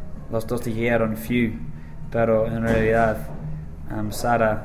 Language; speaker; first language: Spanish; non-native, learner; English